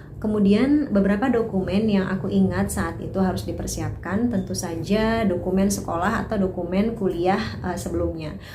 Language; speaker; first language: Indonesian; native; Indonesian